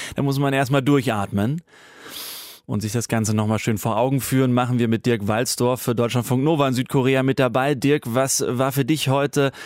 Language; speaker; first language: German; native; German